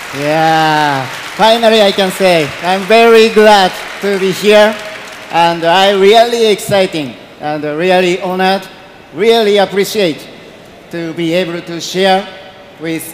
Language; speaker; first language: English; non-native, learner; Japanese